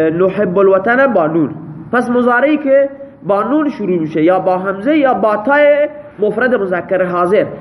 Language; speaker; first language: Persian; non-native, local second language; Baluchi